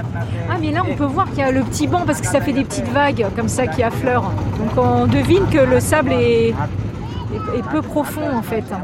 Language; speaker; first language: French; native; French